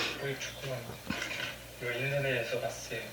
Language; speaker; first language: Korean; non-native, fluent; Chinese